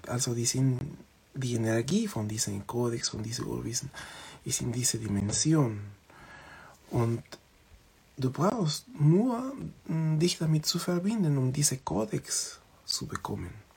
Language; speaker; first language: German; non-native, fluent; Spanish